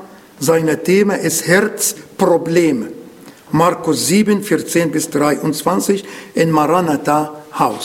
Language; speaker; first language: German; non-native, learner; Arabic